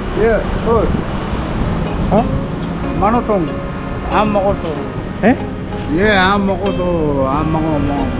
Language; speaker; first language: Korean; non-native, learner; Mongolian